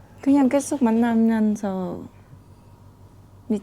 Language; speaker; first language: Korean; non-native, learner; Vietnamese